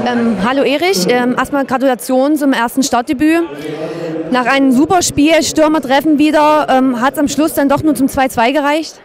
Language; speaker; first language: German; native; German